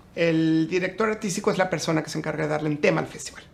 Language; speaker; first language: Spanish; native; Spanish